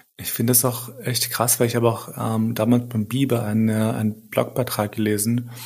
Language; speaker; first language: German; early bilingual, other home language; Albanian